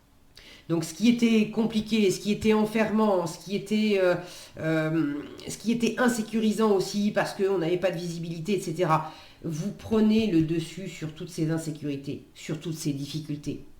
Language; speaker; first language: French; native; French